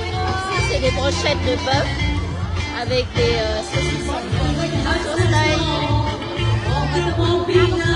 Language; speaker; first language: French; early bilingual, other home language; Vietnamese